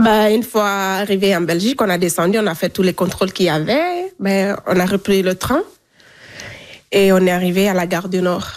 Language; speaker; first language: French; non-native, local second language; Fula